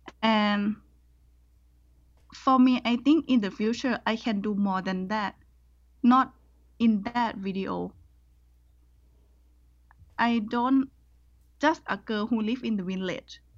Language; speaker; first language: English; non-native, learner; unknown